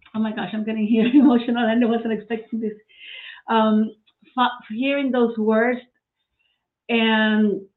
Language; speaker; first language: English; non-native, fluent; Spanish